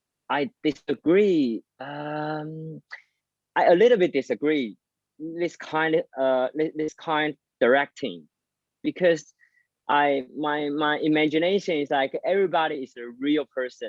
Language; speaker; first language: English; non-native, learner; Chinese